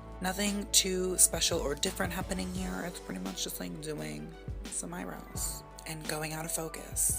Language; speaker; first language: English; native; English